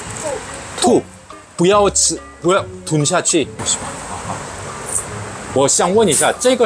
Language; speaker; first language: Chinese; non-native, learner; Korean